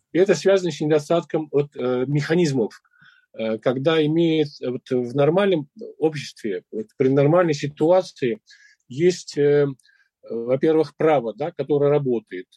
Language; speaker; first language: Russian; non-native, local second language; Uzbek